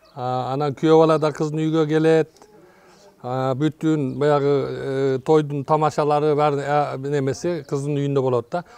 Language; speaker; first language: Kyrgyz; early bilingual, heritage; Kyrgyz